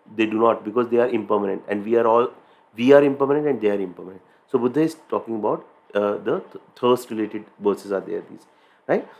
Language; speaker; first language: English; non-native, local second language; Hindi